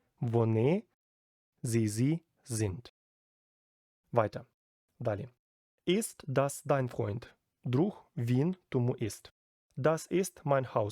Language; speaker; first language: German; non-native, fluent; Ukrainian